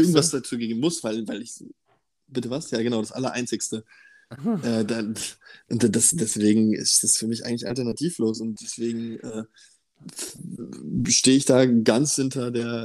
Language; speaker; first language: German; native; German